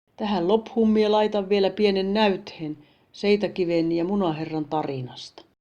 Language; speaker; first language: Finnish; native; Finnish